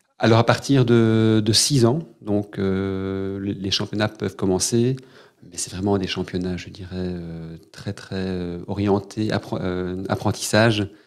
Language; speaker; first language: French; native; French